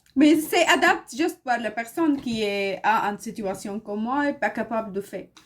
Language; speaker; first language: French; non-native, learner; Arabic